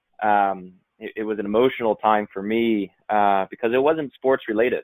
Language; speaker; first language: English; native; English